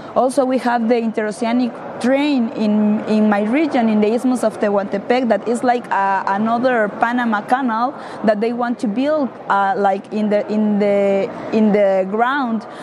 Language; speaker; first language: English; non-native, learner; Spanish